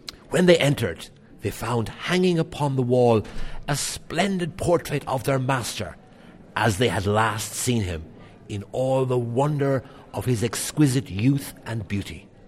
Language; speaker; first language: English; native; English